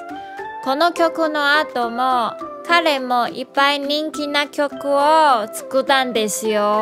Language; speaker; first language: Japanese; non-native, learner; Chinese